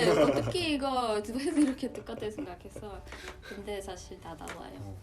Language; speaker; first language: Korean; non-native, learner; Russian